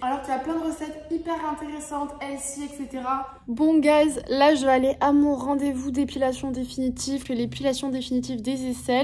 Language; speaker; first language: French; native; French